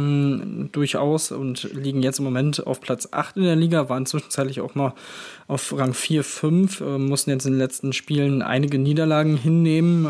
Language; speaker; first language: German; native; German